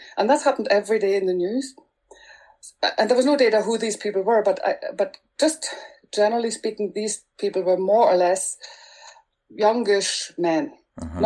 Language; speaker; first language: English; non-native, fluent; German